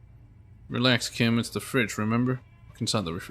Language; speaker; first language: English; native; English